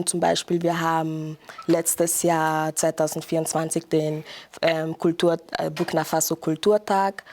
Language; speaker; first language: German; non-native, fluent; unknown